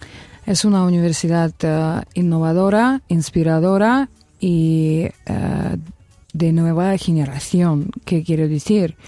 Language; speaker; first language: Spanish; non-native, fluent; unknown